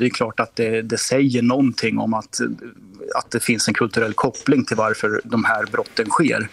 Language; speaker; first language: Swedish; native; Swedish